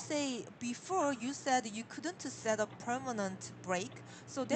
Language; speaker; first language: English; non-native, learner; Korean